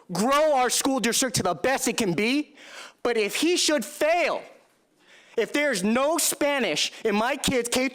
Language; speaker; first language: English; early bilingual, other home language; Chinese